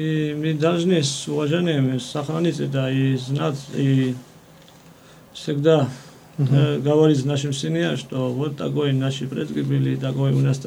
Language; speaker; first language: Russian; non-native, fluent; Georgian